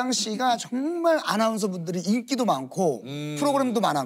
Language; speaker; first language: Korean; native; Korean